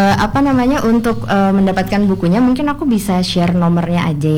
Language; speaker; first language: Indonesian; native; Indonesian